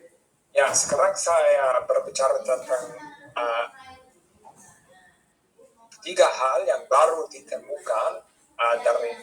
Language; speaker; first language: Indonesian; non-native, fluent; English